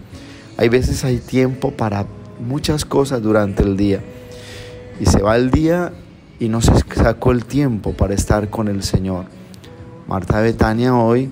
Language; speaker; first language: Spanish; native; Spanish